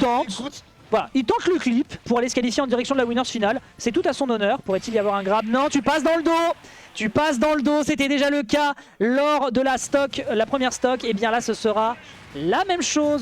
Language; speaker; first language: French; native; French